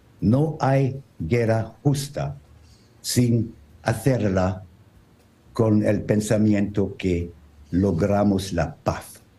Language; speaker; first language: Spanish; non-native, learner; French